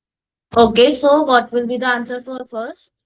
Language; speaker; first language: English; non-native, local second language; Hindi